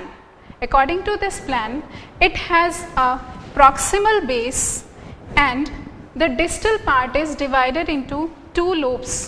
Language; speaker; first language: English; non-native, local second language; Hindi